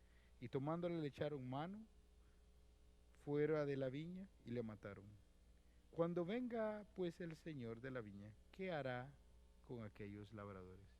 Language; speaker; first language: Spanish; native; Spanish